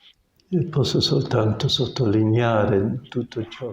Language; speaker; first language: Italian; non-native, local second language; German